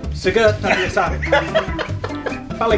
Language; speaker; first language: Indonesian; non-native, learner; English